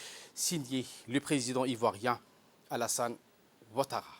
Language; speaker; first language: French; native; French